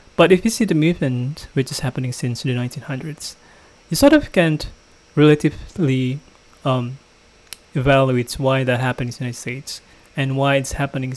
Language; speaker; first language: English; non-native, fluent; Indonesian